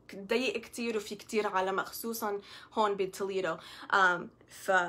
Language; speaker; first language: Arabic; early bilingual, other home language; English